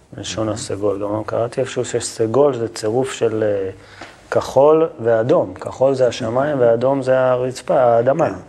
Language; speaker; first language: Hebrew; native; Hebrew